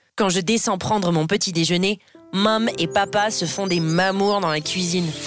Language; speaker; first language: French; native; French